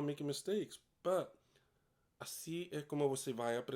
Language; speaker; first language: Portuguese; non-native, learner; English